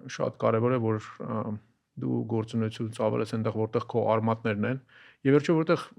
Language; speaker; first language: Armenian; native; Armenian